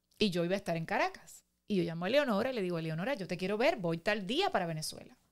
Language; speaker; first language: Spanish; native; Spanish